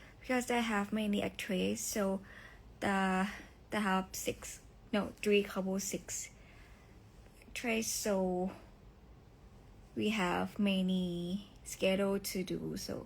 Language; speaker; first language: English; non-native, learner; Thai